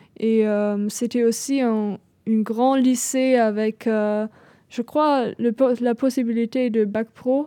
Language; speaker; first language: French; non-native, fluent; German